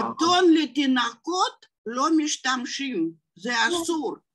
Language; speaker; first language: Hebrew; non-native, fluent; Russian